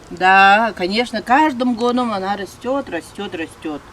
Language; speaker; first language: Russian; non-native, local second language; Yakut